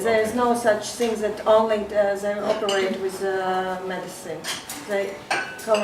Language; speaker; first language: English; non-native, learner; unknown